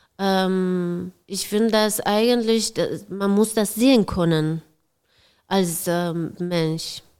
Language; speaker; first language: German; non-native, fluent; Persian